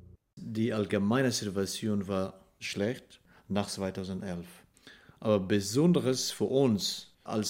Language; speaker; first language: German; non-native, fluent; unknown